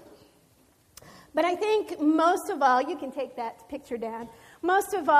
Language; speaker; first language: English; native; English